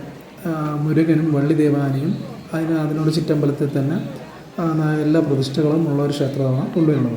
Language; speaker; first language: Malayalam; native; Malayalam